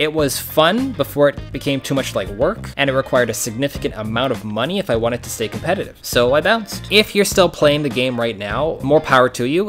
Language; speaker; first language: English; native; English